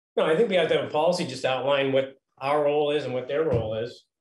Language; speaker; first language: English; native; English